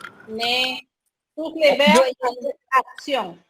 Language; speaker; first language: French; non-native, learner; Spanish